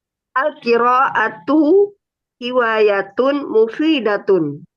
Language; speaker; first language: Arabic; non-native, learner; Indonesian